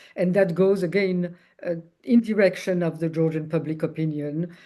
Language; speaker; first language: English; non-native, fluent; Georgian